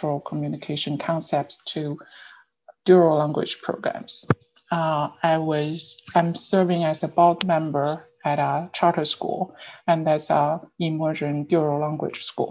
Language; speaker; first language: English; non-native, fluent; Chinese